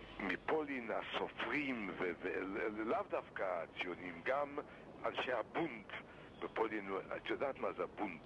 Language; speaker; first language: Hebrew; non-native, fluent; Yiddish